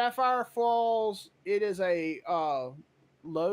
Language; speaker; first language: English; native; English